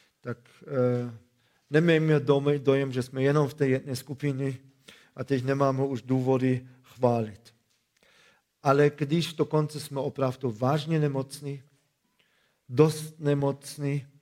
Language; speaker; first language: Czech; non-native, fluent; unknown